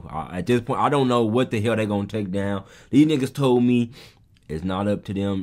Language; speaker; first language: English; native; English